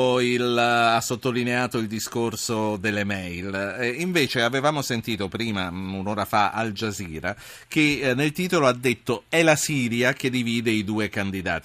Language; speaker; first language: Italian; native; Italian